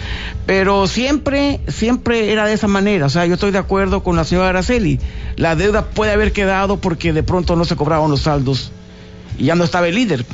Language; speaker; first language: Spanish; native; Spanish